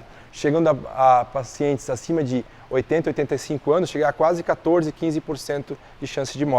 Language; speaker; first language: Portuguese; native; Portuguese